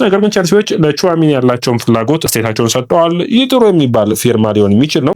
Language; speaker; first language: Amharic; native; Amharic